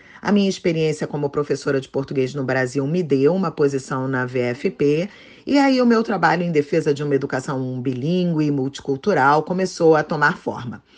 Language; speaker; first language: Portuguese; native; Portuguese